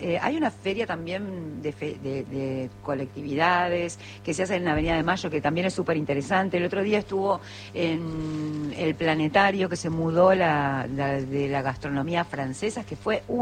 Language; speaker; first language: Spanish; native; Spanish